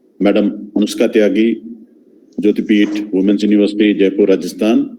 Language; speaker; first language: Hindi; native; Hindi